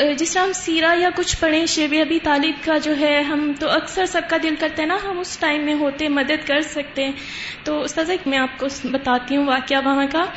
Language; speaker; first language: Urdu; native; Urdu